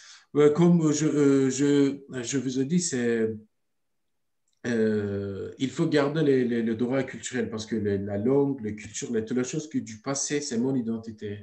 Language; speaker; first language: French; non-native, learner; Turkish